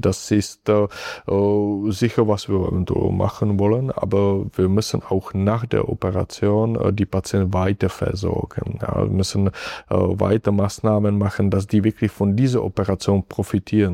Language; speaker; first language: German; non-native, fluent; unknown